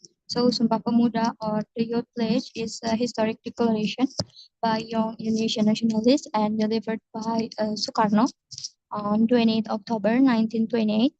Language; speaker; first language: English; non-native, learner; Indonesian